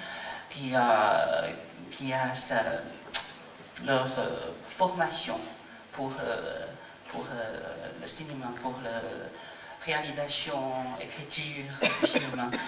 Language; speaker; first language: French; non-native, fluent; Chinese